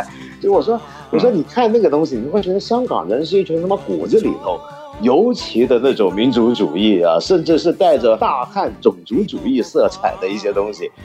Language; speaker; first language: Chinese; non-native, local second language; Cantonese